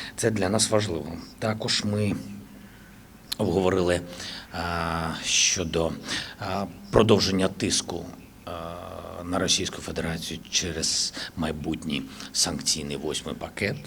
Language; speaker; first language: Ukrainian; native; Ukrainian